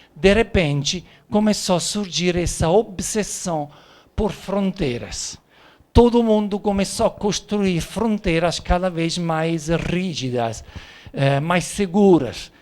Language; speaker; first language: Portuguese; non-native, fluent; Italian